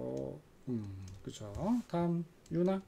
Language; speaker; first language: Korean; native; Korean